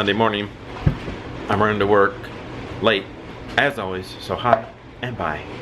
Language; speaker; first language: English; native; English